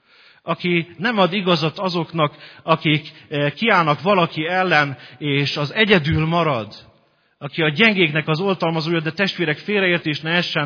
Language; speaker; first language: Hungarian; native; Hungarian